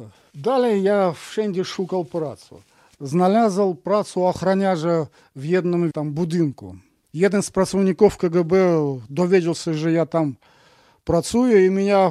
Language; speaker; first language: Polish; non-native, fluent; Russian